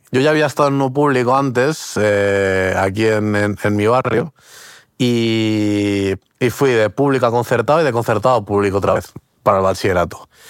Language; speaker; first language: Spanish; early bilingual, other home language; Portuguese